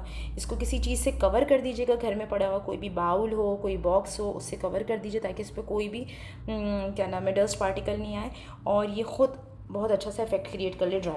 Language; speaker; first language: Hindi; native; Hindi